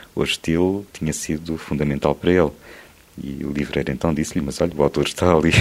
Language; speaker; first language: Portuguese; native; Portuguese